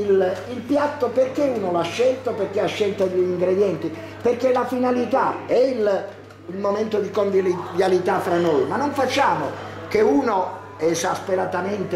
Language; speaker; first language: Italian; native; Italian